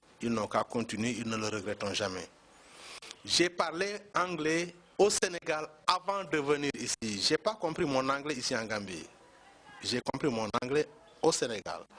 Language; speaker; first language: French; non-native, local second language; Wolof